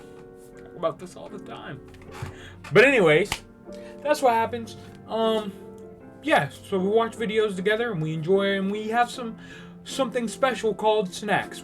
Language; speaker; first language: English; native; English